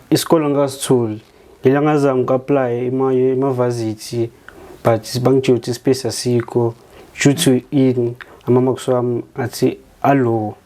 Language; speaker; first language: Zulu; native; Zulu